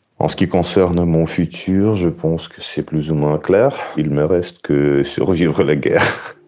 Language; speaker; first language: French; non-native, fluent; Ukrainian